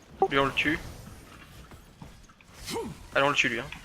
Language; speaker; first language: French; native; French